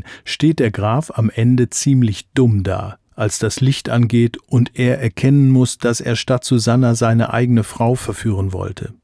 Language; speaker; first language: German; native; German